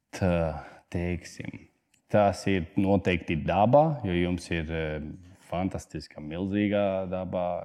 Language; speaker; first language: Latvian; non-native, fluent; Spanish